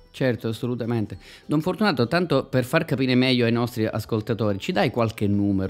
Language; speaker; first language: Italian; native; Italian